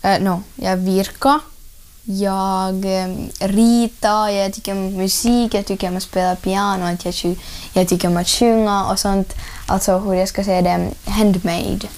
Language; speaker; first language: Swedish; non-native, learner; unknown